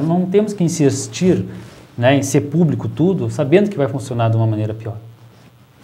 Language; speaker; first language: Portuguese; native; Portuguese